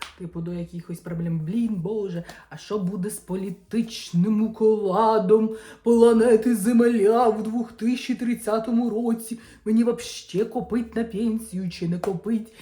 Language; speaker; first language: Ukrainian; non-native, local second language; Russian